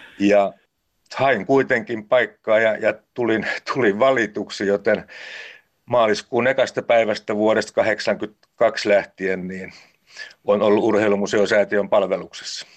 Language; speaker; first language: Finnish; native; Finnish